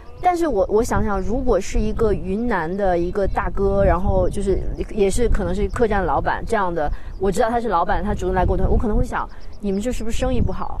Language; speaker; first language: Chinese; native; Chinese